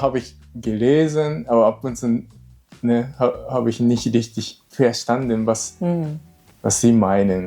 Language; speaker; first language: German; non-native, learner; Japanese